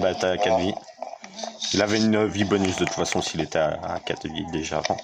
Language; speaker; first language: French; native; French